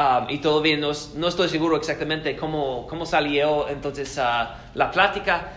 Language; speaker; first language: Spanish; non-native, fluent; English